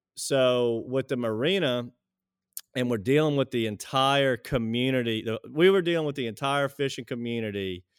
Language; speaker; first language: English; native; English